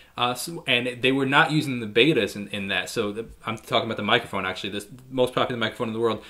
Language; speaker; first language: English; native; English